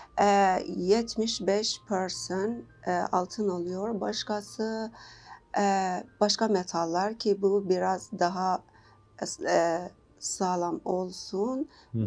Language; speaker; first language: Turkish; non-native, learner; Persian